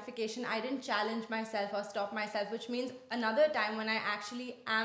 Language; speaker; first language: English; non-native, local second language; Hindi